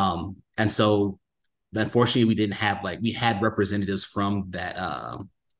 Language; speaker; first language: English; native; English